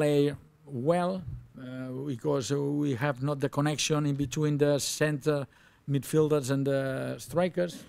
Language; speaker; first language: English; non-native, learner; Catalan